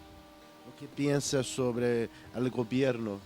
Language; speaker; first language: Spanish; non-native, learner; Portuguese